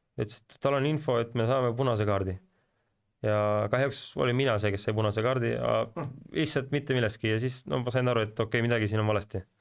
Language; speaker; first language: Estonian; early bilingual, heritage; Estonian